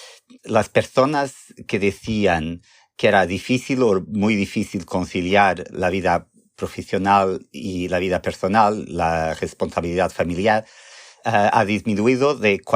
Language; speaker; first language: Spanish; non-native, fluent; Portuguese